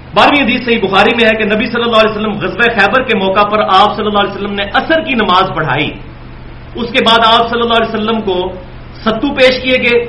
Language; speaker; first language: Urdu; non-native, local second language; Punjabi